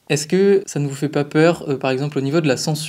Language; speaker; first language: French; native; French